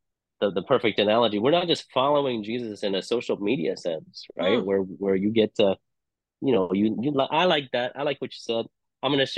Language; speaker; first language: English; non-native, local second language; Cantonese